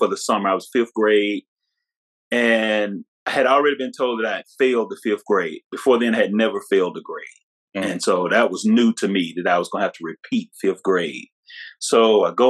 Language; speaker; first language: English; native; English